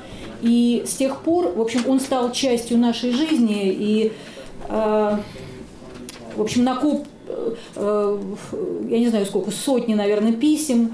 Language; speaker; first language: Russian; native; Russian